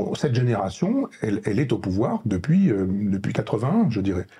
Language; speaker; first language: French; native; French